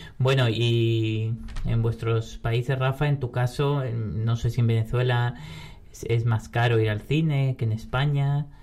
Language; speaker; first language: Spanish; native; Spanish